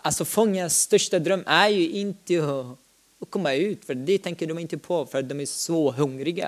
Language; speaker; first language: Swedish; non-native, fluent; Arabic